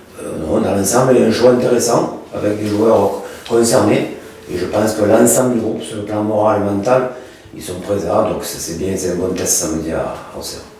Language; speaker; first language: French; native; French